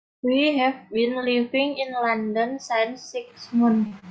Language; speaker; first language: English; non-native, learner; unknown